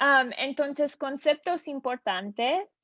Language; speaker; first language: Spanish; non-native, learner; English